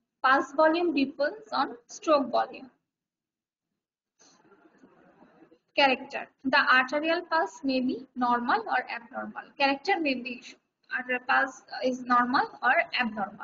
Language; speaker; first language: English; non-native, local second language; Bangla